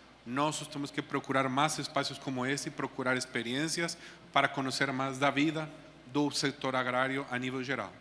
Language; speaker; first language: Portuguese; non-native, fluent; Spanish